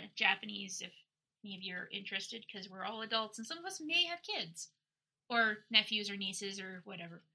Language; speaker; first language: English; native; English